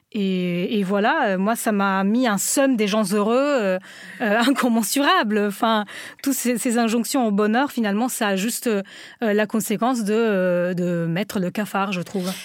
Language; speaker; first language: French; non-native, fluent; Italian